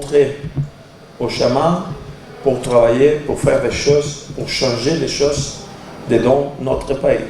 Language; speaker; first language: French; non-native, learner; Portuguese